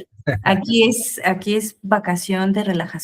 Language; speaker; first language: Spanish; native; Spanish